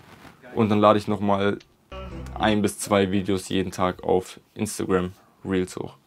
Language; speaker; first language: German; native; German